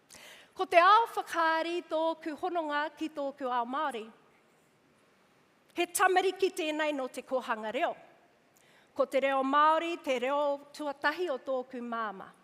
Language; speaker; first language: Māori; non-native, local second language; English